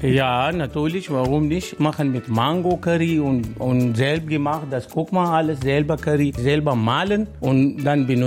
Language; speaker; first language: German; non-native, learner; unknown